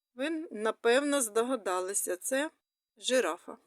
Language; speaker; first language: Ukrainian; non-native, local second language; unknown